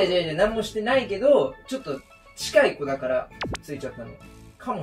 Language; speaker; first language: Japanese; native; Japanese